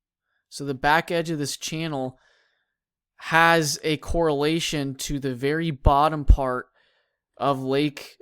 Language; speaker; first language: English; native; English